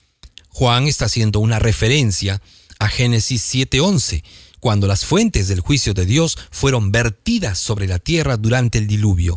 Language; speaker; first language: Spanish; native; Spanish